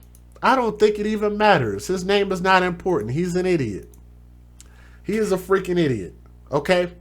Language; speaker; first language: English; native; English